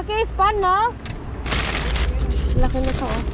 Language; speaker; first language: Spanish; non-native, learner; Filipino